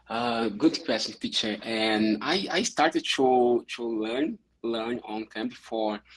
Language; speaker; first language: English; non-native, learner; Portuguese